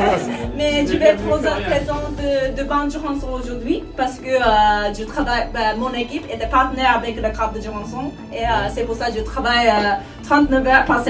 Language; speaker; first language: French; non-native, learner; Japanese